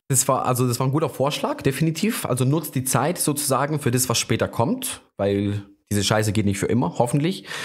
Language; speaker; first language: German; non-native, fluent; Greek